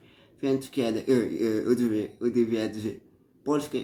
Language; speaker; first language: Polish; early bilingual, heritage; Portuguese